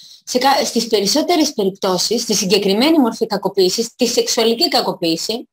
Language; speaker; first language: Greek; native; Greek